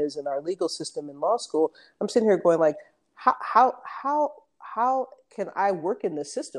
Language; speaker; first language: English; native; English